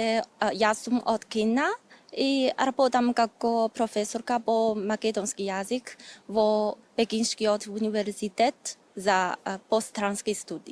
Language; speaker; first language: Macedonian; non-native, fluent; Chinese